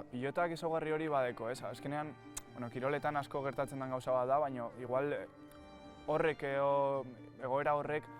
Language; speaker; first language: Basque; native; Basque